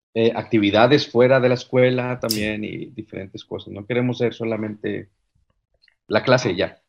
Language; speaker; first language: Spanish; native; Spanish